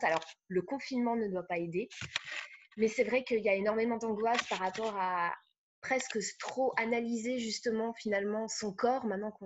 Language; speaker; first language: French; native; French